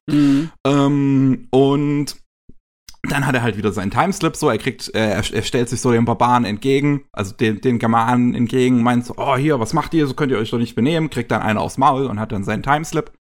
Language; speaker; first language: German; native; German